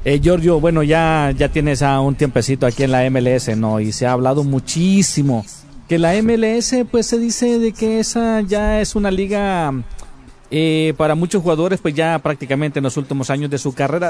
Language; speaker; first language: Spanish; native; Spanish